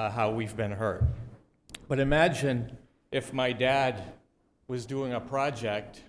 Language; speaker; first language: English; native; English